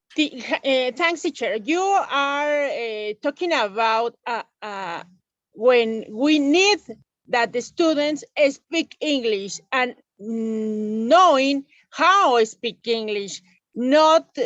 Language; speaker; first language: English; non-native, learner; Spanish